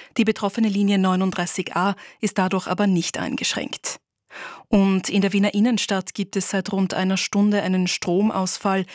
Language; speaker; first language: German; native; German